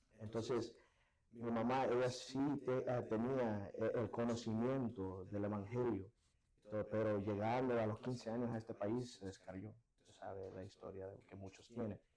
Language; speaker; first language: Spanish; early bilingual, heritage; Spanish